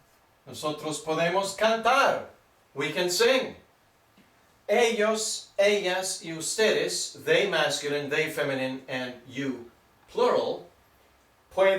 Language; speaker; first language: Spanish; non-native, fluent; English